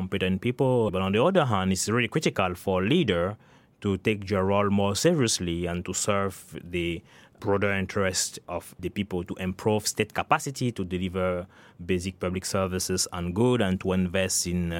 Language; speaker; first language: English; non-native, local second language; French